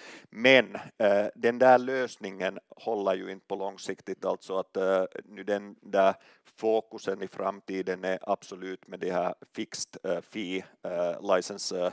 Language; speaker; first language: Swedish; non-native, local second language; Finnish